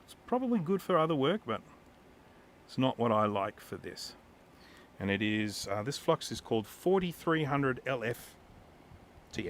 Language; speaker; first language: English; native; English